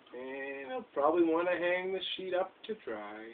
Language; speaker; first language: English; native; English